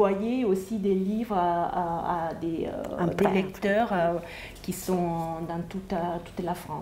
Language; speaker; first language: French; non-native, fluent; Italian